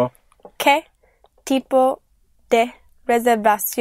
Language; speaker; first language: Spanish; non-native, learner; English